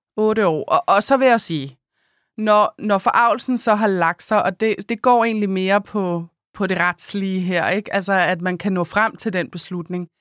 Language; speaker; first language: Danish; native; Danish